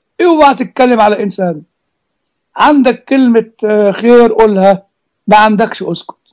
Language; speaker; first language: Arabic; native; Arabic